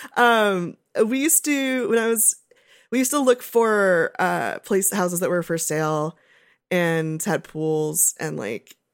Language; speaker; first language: English; native; English